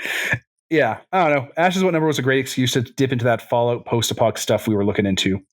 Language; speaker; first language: English; native; English